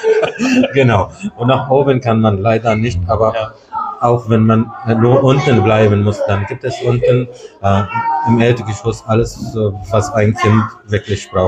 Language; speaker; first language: German; non-native, fluent; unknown